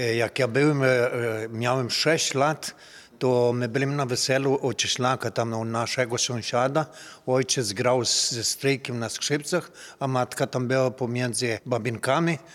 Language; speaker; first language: Polish; early bilingual, heritage; Polish